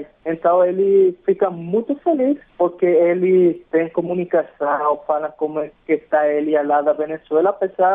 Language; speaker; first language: Portuguese; non-native, fluent; Spanish